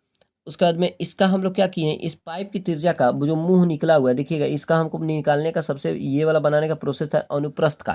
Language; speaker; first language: Hindi; native; Hindi